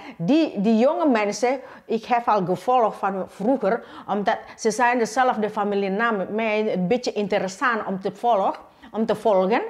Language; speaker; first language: Dutch; non-native, learner; Indonesian